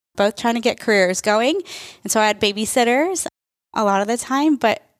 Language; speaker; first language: English; early bilingual, other home language; Telugu